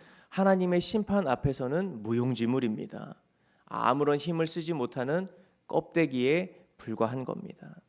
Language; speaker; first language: Korean; native; Korean